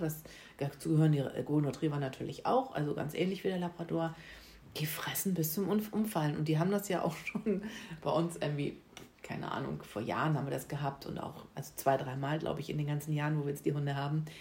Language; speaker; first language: German; native; German